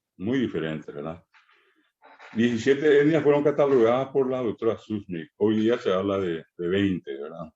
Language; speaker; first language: Spanish; non-native, local second language; Guarani